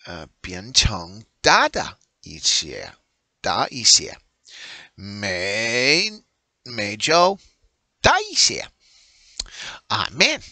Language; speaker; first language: Chinese; non-native, learner; English